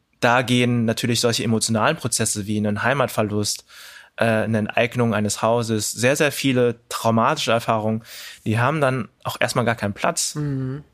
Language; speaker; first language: German; early bilingual, other home language; Cantonese